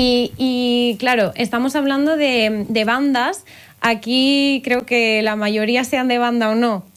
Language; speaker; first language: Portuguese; non-native, learner; Catalan